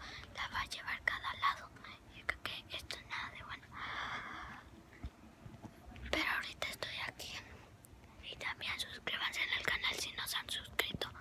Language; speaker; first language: Spanish; early bilingual, heritage; Spanish